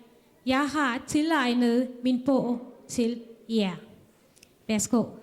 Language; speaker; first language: Danish; non-native, fluent; Tamil